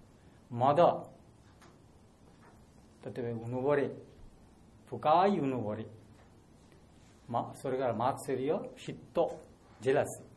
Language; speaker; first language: Japanese; non-native, learner; Bangla